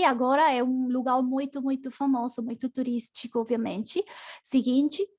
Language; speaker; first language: Portuguese; non-native, learner; Spanish